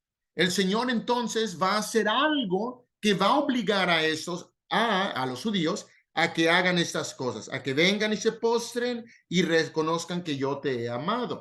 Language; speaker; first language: Spanish; native; Spanish